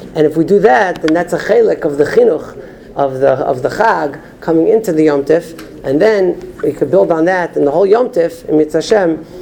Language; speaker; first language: English; native; English